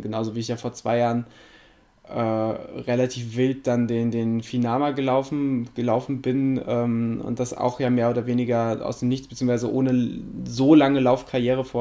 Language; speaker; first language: German; native; German